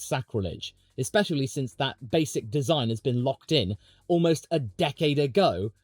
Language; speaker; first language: English; native; English